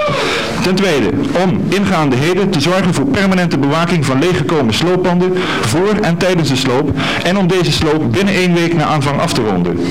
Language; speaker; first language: Dutch; native; Dutch